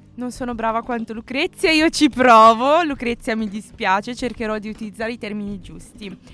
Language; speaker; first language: Italian; early bilingual, other home language; Arabic